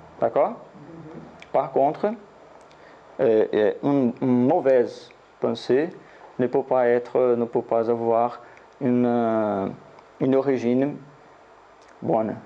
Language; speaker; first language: French; non-native, learner; Portuguese